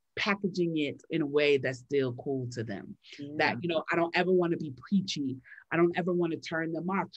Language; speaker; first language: English; native; English